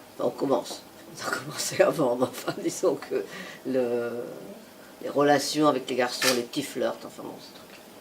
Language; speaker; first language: French; non-native, fluent; Italian